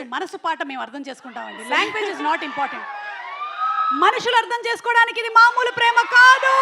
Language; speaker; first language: Telugu; native; Telugu